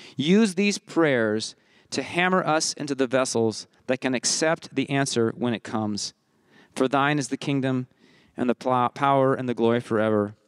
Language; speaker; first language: English; early bilingual, heritage; English